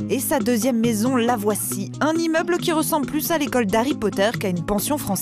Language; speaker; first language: French; native; French